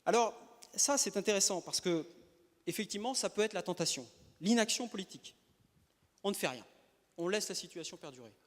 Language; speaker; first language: French; native; French